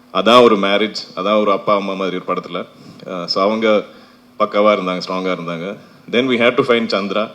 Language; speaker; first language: Tamil; non-native, fluent; Malayalam